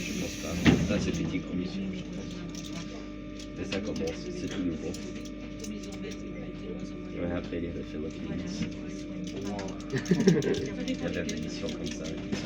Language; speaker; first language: French; early bilingual, heritage; English